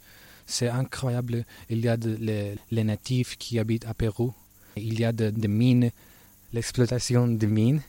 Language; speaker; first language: French; non-native, learner; Spanish